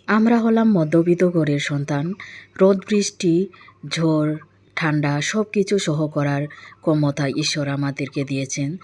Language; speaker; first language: Bangla; non-native, local second language; Bodo